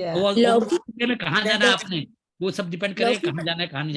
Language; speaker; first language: Hindi; native; Hindi